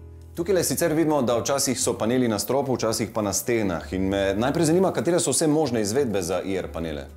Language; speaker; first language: Slovenian; native; Slovenian